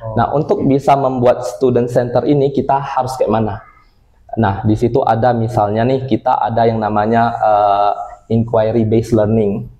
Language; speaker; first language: Indonesian; non-native, local second language; Min Nan Chinese